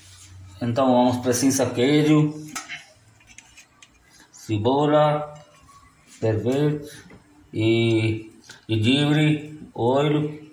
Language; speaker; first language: Portuguese; non-native, learner; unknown